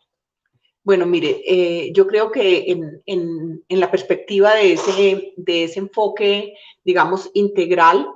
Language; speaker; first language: Spanish; native; Spanish